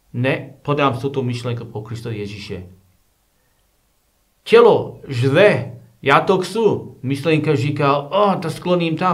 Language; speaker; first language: Czech; non-native, learner; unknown